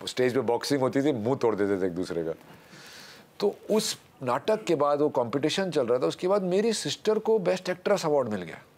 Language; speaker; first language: Hindi; native; Hindi